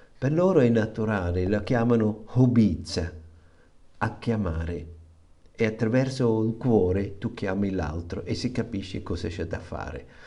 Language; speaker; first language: Italian; non-native, fluent; German